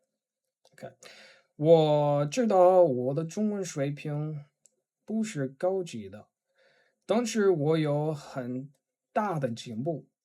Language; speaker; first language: Chinese; non-native, learner; English